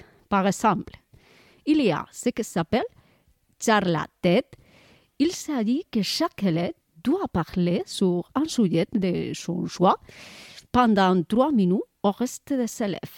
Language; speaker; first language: French; non-native, learner; Spanish